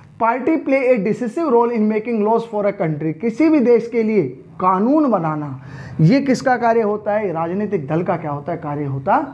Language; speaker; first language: Hindi; native; Hindi